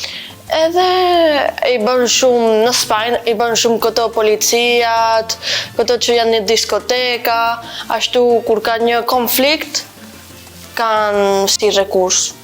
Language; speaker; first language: Albanian; early bilingual, heritage; Albanian